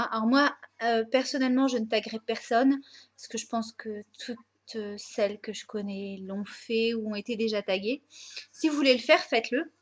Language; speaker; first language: French; native; French